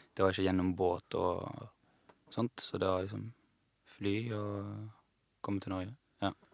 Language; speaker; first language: Norwegian; non-native, fluent; Persian